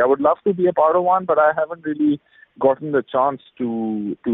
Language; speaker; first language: English; non-native, local second language; Urdu